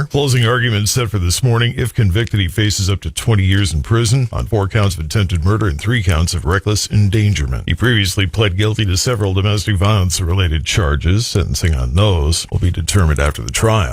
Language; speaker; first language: English; native; English